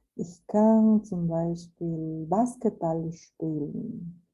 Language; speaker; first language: German; non-native, fluent; Spanish